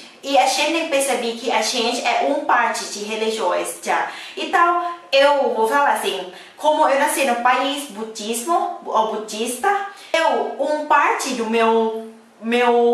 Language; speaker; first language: Portuguese; non-native, fluent; Thai